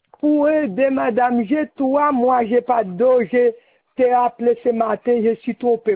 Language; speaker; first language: French; non-native, local second language; Haitian Creole